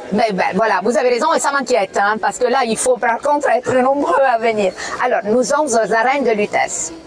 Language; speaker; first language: French; non-native, fluent; Italian